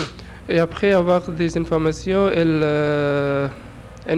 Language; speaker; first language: French; non-native, learner; Urdu